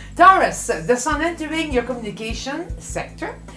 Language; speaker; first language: English; non-native, fluent; French